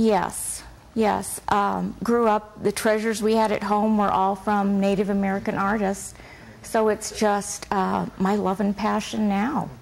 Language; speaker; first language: English; native; English